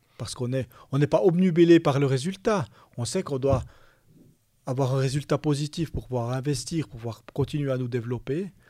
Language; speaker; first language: French; native; French